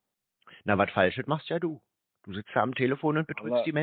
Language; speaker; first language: German; native; German